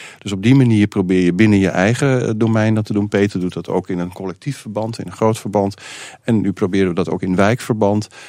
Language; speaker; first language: Dutch; native; Dutch